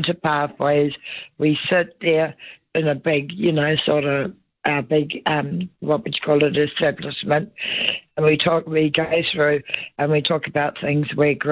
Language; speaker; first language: English; native; English